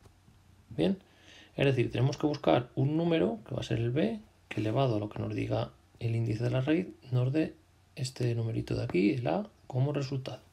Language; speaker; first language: Spanish; native; Spanish